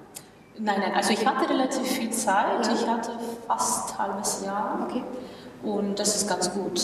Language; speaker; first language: German; non-native, fluent; Russian